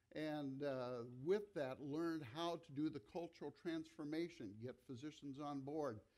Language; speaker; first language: English; native; English